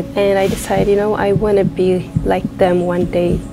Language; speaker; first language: English; non-native, fluent; Tigrinya